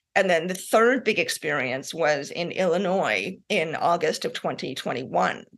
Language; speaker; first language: English; native; English